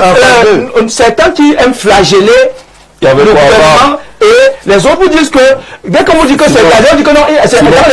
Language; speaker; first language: French; native; French